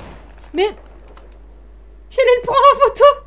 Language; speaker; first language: French; native; French